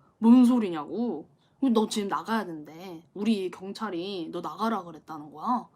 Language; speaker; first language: Korean; native; Korean